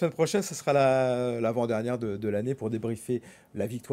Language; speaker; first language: French; native; French